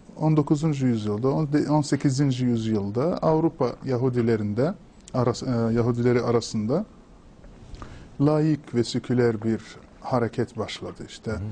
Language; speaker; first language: Turkish; non-native, fluent; Arabic